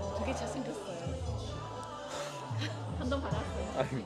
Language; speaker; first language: Korean; non-native, fluent; Chinese